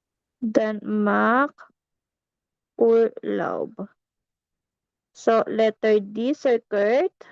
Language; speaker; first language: German; non-native, fluent; Filipino